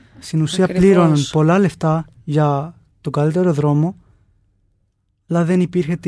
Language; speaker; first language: Greek; non-native, fluent; Urdu